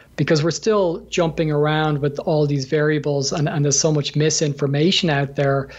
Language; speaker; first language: English; native; English